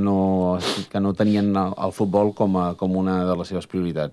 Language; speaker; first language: Catalan; native; Catalan